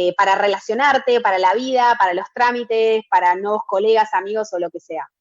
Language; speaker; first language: Spanish; native; Spanish